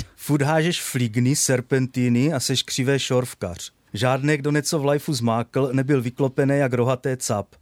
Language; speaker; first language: Czech; native; Czech